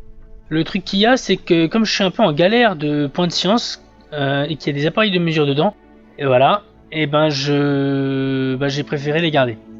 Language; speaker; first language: French; native; French